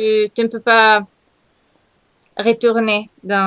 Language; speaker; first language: French; non-native, learner; Italian